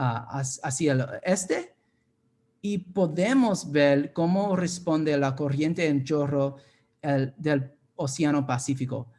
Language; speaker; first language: Spanish; non-native, fluent; English